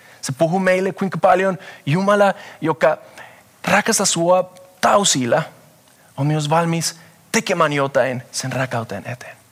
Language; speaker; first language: Finnish; non-native, fluent; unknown